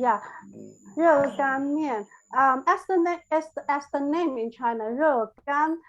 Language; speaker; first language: English; non-native, learner; Chinese